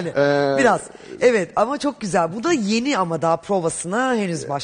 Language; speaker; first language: Turkish; native; Turkish